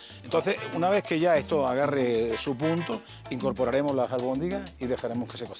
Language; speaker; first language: Spanish; native; Spanish